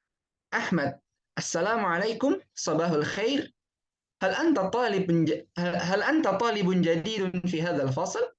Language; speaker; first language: Arabic; non-native, fluent; Indonesian